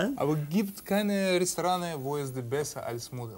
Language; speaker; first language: German; non-native, learner; Russian